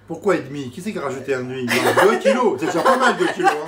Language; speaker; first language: French; native; French